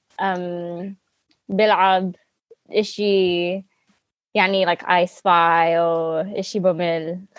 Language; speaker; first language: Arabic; non-native, learner; English